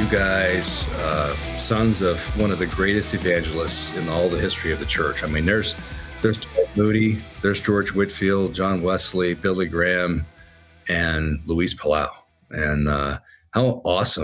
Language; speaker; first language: English; native; English